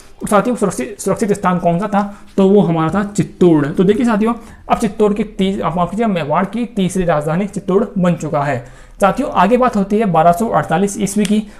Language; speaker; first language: Hindi; native; Hindi